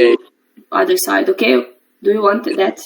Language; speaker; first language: English; non-native, learner; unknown